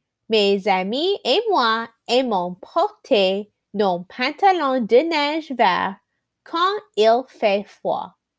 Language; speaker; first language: French; non-native, learner; English